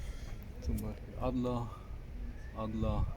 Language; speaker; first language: German; non-native, fluent; Polish